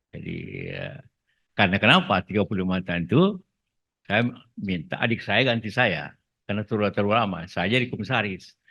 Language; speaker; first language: Indonesian; non-native, local second language; Buginese